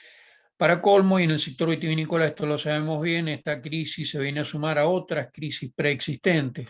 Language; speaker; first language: Spanish; native; Spanish